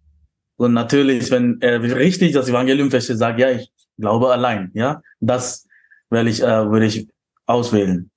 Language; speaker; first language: German; non-native, fluent; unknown